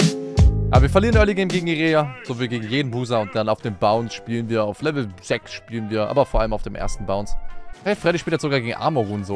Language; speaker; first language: German; native; German